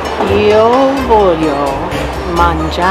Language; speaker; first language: Italian; non-native, learner; English